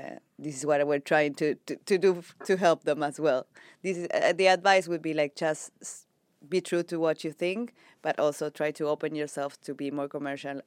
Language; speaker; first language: English; non-native, fluent; Spanish